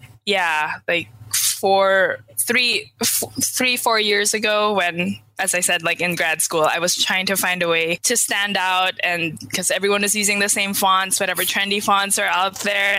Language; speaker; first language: English; non-native, local second language; Filipino